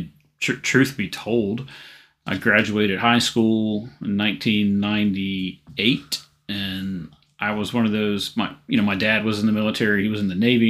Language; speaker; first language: English; native; English